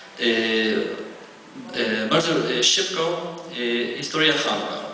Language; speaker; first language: Polish; non-native, learner; Hebrew